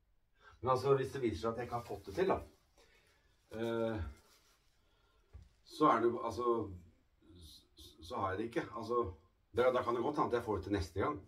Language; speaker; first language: Norwegian; native; Norwegian